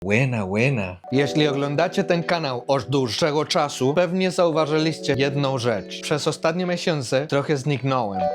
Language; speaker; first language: Polish; non-native, fluent; Spanish